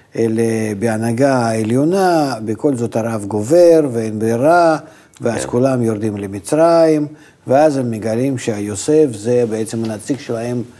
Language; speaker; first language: Hebrew; non-native, fluent; Russian